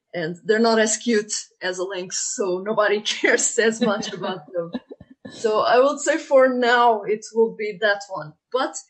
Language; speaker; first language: English; non-native, fluent; Portuguese